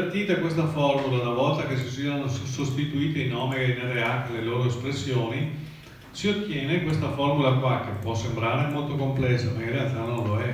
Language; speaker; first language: Italian; native; Italian